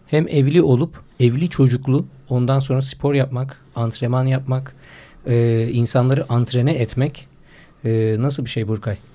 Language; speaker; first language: Turkish; native; Turkish